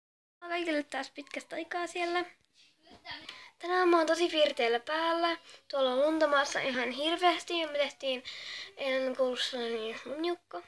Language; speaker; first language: Finnish; native; Finnish